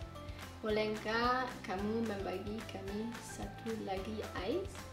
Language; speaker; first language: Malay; non-native, learner; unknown